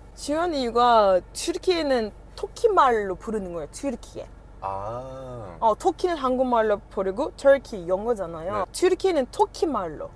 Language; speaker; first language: Korean; non-native, fluent; Turkish